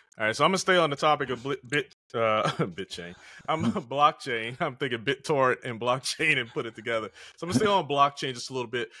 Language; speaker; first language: English; native; English